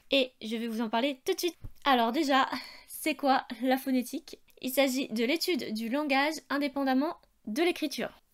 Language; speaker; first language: French; native; French